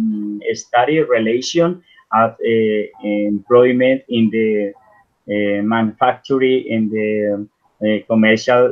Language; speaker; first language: English; non-native, learner; Spanish